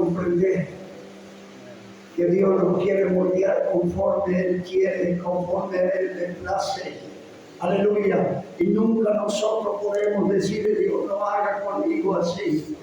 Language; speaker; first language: Spanish; native; Spanish